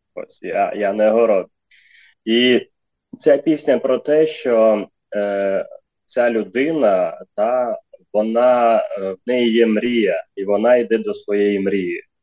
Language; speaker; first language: Ukrainian; non-native, local second language; Crimean Tatar